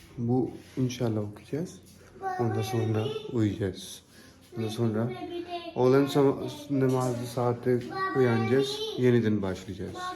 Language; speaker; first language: Turkish; non-native, learner; Urdu